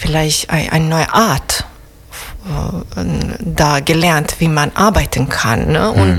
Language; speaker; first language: German; non-native, fluent; Italian